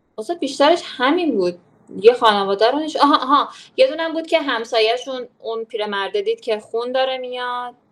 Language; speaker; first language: Persian; native; Persian